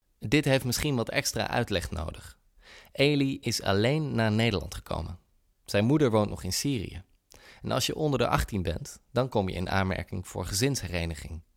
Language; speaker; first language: Dutch; native; Dutch